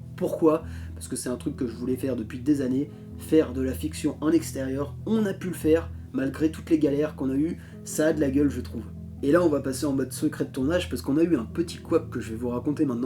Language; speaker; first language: French; native; French